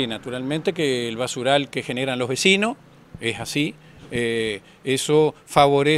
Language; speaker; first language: Spanish; native; Spanish